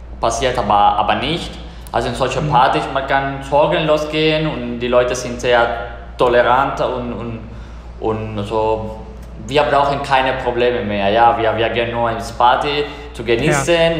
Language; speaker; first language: German; non-native, fluent; Spanish